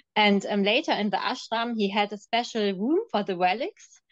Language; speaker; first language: English; non-native, fluent; German